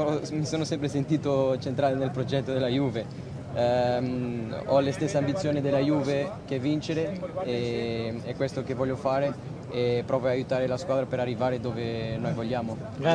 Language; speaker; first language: Italian; non-native, fluent; Portuguese